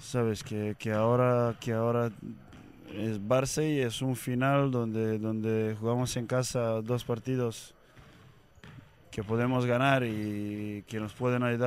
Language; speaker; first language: Spanish; non-native, learner; Serbian